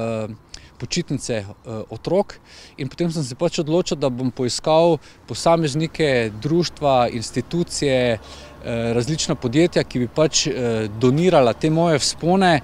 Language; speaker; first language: Slovenian; native; Slovenian